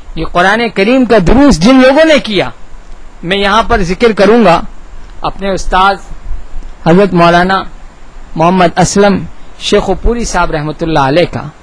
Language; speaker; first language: Urdu; native; Urdu